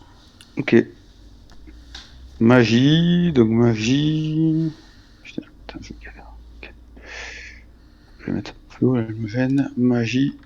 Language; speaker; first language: French; native; French